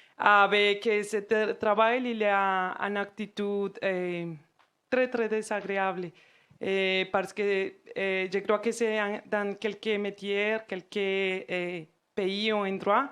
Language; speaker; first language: French; non-native, fluent; Spanish